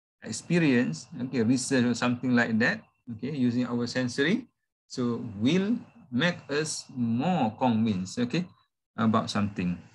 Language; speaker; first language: English; non-native, local second language; Malay